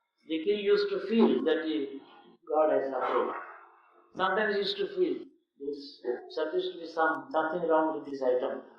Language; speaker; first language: English; non-native, local second language; Telugu